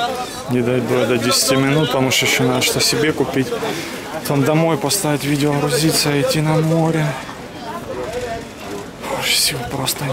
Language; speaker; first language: Russian; native; Russian